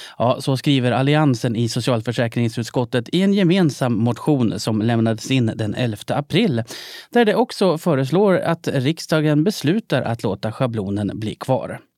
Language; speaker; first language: Swedish; native; Swedish